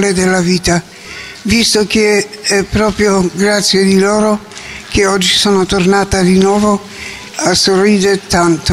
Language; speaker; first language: Italian; non-native, learner; Polish